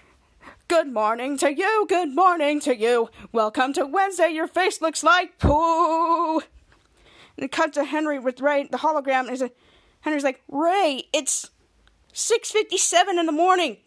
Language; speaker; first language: English; native; English